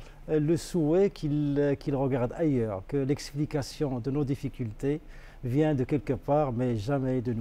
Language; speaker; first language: French; non-native, local second language; Arabic